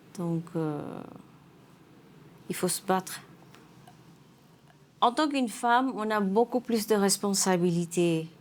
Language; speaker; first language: French; non-native, fluent; Nepali